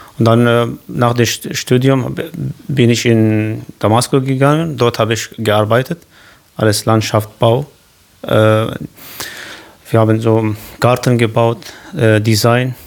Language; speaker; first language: German; non-native, learner; Kurdish